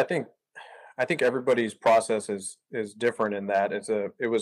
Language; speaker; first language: English; native; English